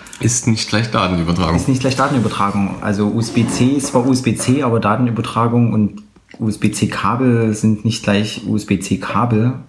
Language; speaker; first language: German; native; German